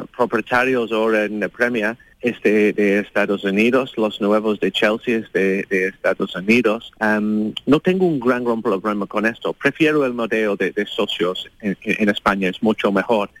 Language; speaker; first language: Spanish; non-native, fluent; English